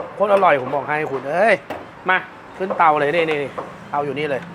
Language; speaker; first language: Thai; native; Thai